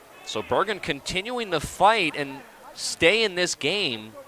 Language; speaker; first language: English; native; English